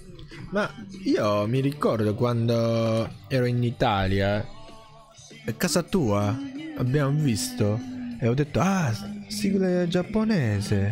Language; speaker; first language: Italian; non-native, learner; Japanese